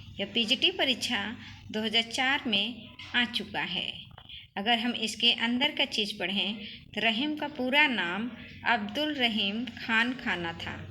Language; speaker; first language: Hindi; native; Hindi